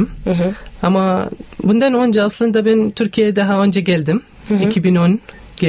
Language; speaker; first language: Turkish; non-native, learner; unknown